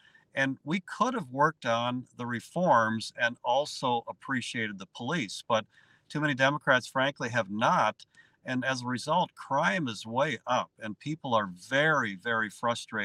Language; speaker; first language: English; native; English